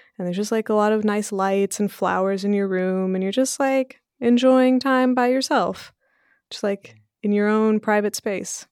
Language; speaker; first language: English; early bilingual, other home language; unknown